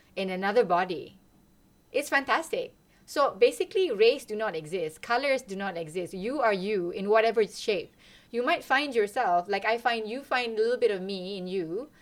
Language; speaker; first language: English; non-native, local second language; Malay